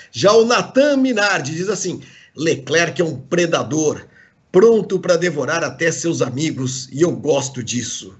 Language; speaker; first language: Portuguese; native; Portuguese